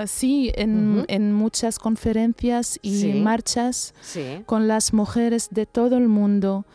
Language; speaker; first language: Spanish; non-native, learner; Arabic